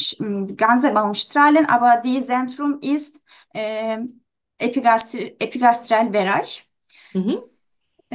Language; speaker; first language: German; non-native, learner; Turkish